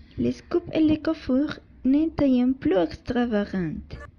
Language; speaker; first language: French; non-native, learner; Spanish